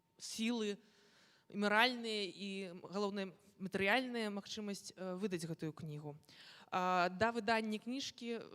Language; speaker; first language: Belarusian; non-native, local second language; Russian